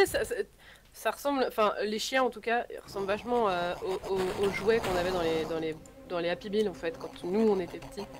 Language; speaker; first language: French; native; French